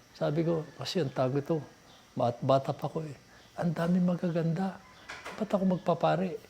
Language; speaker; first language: Filipino; non-native, local second language; Iloko